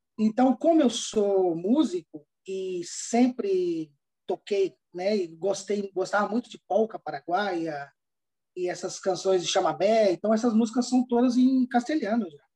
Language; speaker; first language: Portuguese; native; Portuguese